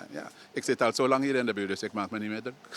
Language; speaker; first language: Dutch; native; Dutch